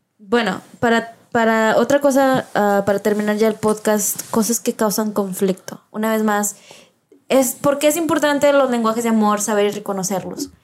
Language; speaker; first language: Spanish; early bilingual, heritage; Spanish